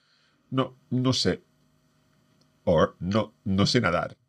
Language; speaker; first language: Spanish; non-native, fluent; English